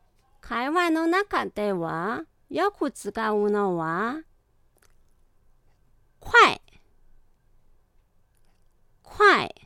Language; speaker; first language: Japanese; non-native, fluent; Chinese